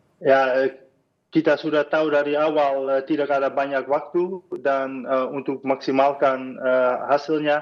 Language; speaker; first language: Indonesian; non-native, fluent; Dutch